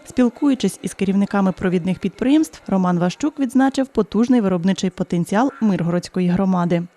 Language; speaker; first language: Ukrainian; native; Ukrainian